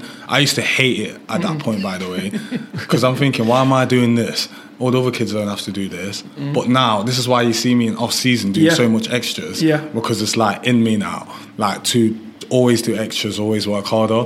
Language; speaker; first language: English; early bilingual, other home language; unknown